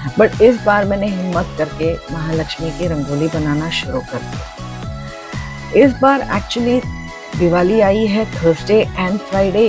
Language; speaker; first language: Hindi; non-native, local second language; Marathi